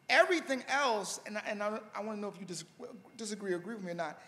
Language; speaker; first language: English; native; English